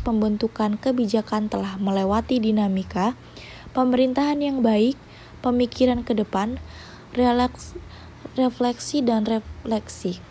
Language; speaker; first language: Indonesian; native; Indonesian